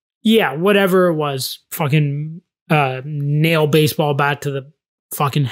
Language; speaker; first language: English; native; English